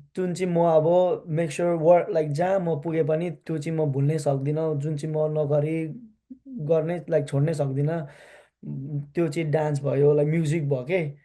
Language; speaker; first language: Nepali; early bilingual, heritage; Nepali